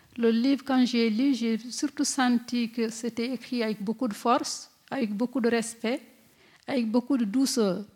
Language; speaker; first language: French; non-native, local second language; Fula